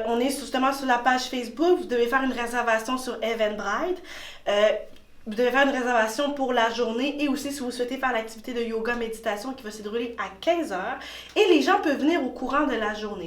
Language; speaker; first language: French; native; French